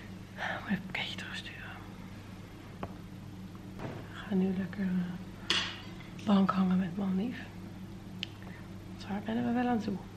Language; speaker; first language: Dutch; native; Dutch